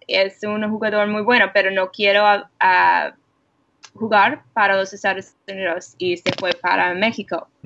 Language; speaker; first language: Spanish; non-native, learner; English